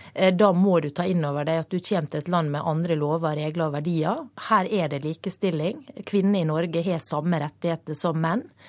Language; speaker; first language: Norwegian; native; Norwegian